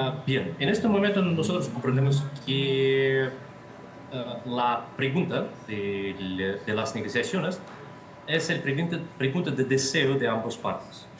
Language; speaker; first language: Spanish; non-native, fluent; Russian